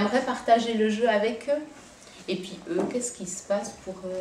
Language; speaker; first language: French; native; French